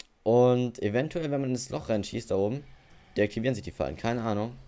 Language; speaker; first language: German; native; German